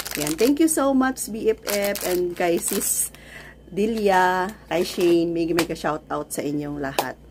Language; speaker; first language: Filipino; non-native, local second language; Cebuano